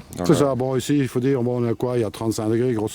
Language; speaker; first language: French; native; French